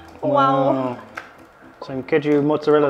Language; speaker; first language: Indonesian; non-native, learner; English